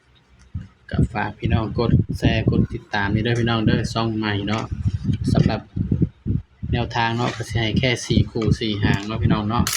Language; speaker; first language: Thai; non-native, local second language; Northeastern Thai